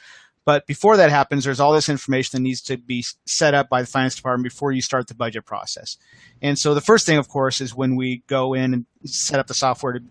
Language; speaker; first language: English; native; English